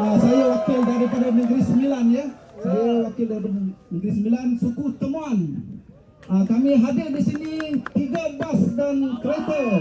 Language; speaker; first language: Malay; non-native, local second language; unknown